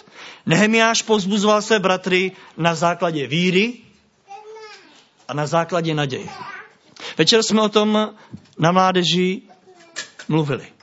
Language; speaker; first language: Czech; native; Czech